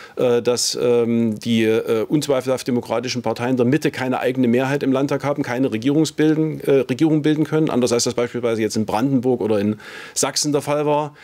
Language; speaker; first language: German; native; German